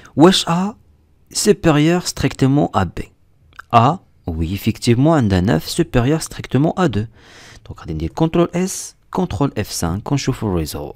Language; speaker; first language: French; non-native, local second language; Arabic